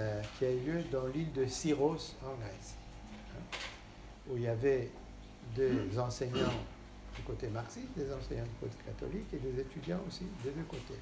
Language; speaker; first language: French; non-native, fluent; Portuguese